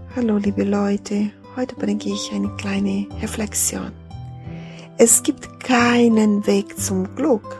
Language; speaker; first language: German; non-native, fluent; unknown